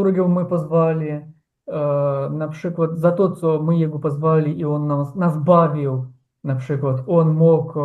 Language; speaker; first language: Polish; non-native, fluent; Ukrainian